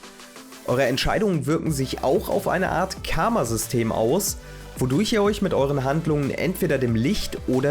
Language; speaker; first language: German; native; German